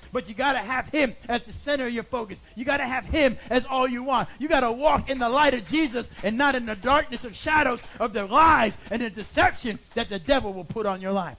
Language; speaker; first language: English; native; English